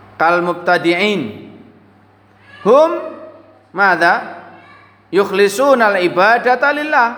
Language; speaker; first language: Arabic; non-native, fluent; Indonesian